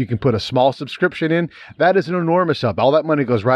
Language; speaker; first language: English; native; English